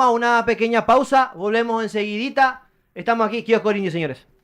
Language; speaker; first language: Spanish; native; Spanish